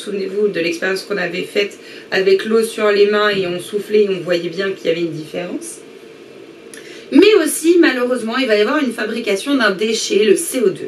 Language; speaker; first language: French; native; French